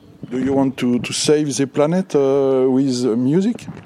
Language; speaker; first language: English; non-native, learner; French